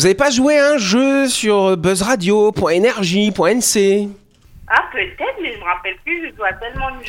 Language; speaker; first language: French; native; French